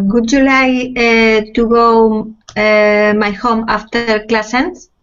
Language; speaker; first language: English; non-native, learner; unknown